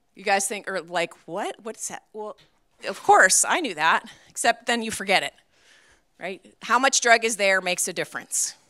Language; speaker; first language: English; native; English